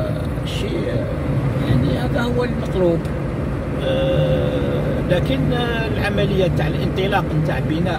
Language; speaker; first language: Arabic; native; Arabic